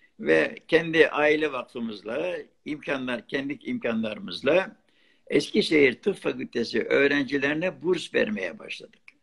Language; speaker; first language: Turkish; non-native, local second language; Arabic